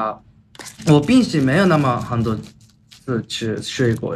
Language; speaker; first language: Chinese; non-native, learner; Japanese